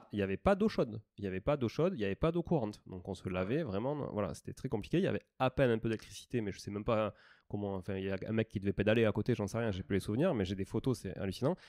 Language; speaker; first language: French; native; French